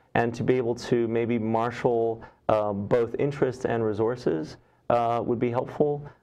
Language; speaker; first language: English; native; English